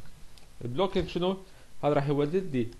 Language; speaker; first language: Arabic; native; Arabic